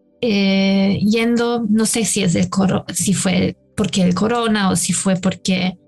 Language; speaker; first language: Spanish; non-native, fluent; German